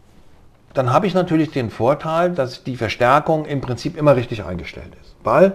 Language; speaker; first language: German; native; German